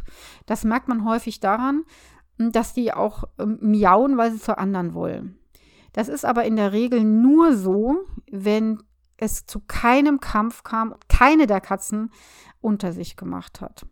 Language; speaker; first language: German; native; German